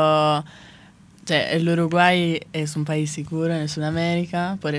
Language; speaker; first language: Spanish; non-native, learner; Italian